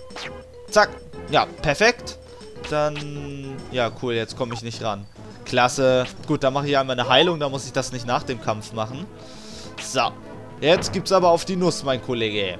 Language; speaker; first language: German; native; German